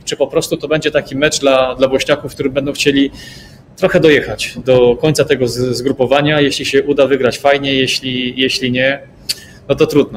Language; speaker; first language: Polish; native; Polish